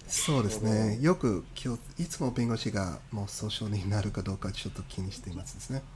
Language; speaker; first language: Japanese; non-native, fluent; English